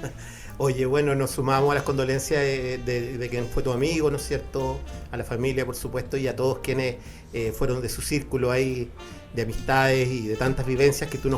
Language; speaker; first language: Spanish; native; Spanish